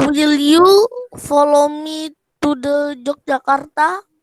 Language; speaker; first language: English; non-native, learner; Indonesian